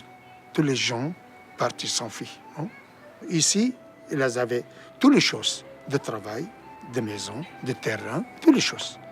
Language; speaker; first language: French; non-native, fluent; Assyrian Neo-Aramaic